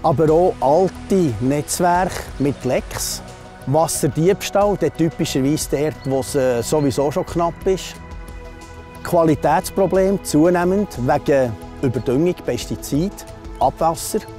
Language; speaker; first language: German; native; German